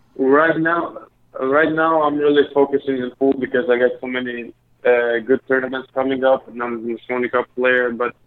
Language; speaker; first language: English; early bilingual, other home language; Albanian